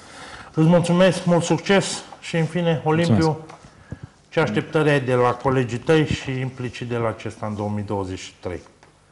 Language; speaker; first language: Romanian; native; Romanian